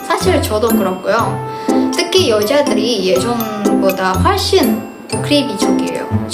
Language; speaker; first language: Korean; non-native, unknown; Indonesian